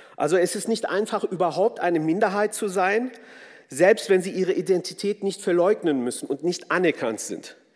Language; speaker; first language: German; early bilingual, other home language; Kurdish